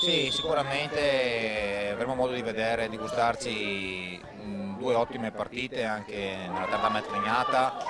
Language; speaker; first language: Italian; native; Italian